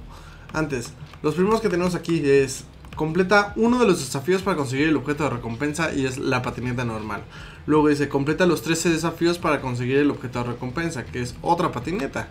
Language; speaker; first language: Spanish; native; Spanish